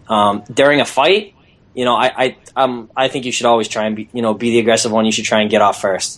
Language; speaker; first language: English; native; English